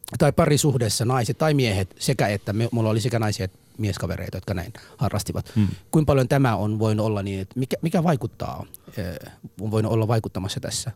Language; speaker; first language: Finnish; non-native, fluent; Somali